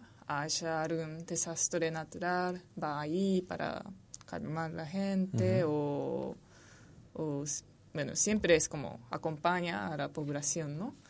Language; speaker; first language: Spanish; non-native, fluent; Japanese